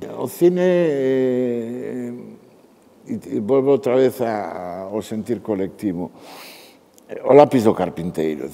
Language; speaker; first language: Galician; non-native, local second language; Spanish